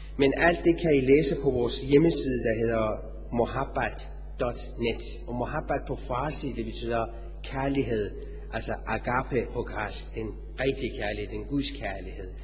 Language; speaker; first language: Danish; non-native, fluent; Persian